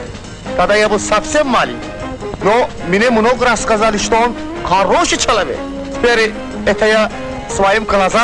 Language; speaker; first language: Russian; non-native, learner; Azerbaijani